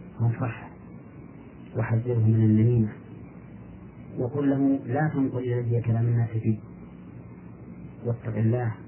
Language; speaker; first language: Arabic; native; Arabic